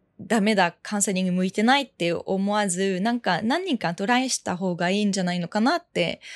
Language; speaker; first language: Japanese; early bilingual, heritage; French